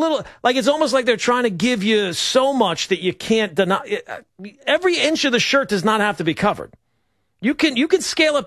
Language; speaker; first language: English; native; English